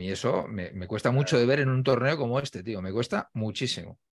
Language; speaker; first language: Spanish; native; Spanish